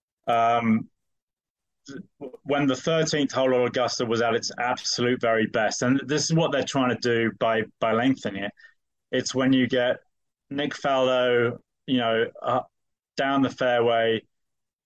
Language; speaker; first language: English; native; English